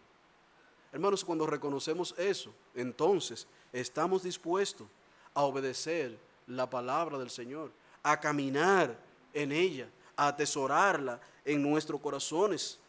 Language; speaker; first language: Spanish; native; Spanish